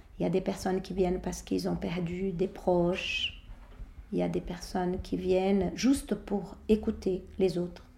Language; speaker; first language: French; non-native, fluent; Portuguese